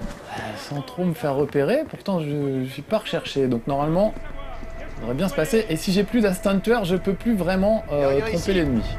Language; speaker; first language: French; native; French